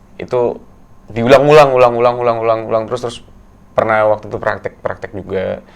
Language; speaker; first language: Indonesian; non-native, local second language; Javanese